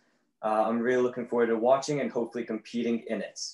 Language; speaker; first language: English; native; English